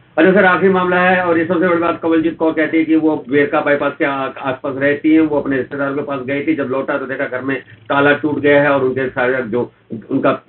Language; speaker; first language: Hindi; native; Hindi